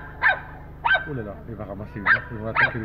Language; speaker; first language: French; non-native, local second language; Arabic